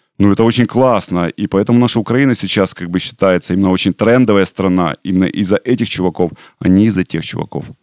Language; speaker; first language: Russian; native; Russian